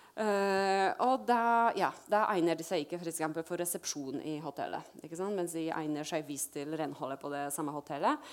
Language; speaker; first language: Norwegian; non-native, fluent; Polish